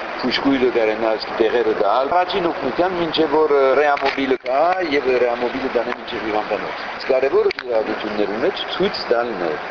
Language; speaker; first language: Armenian; early bilingual, heritage; Armenian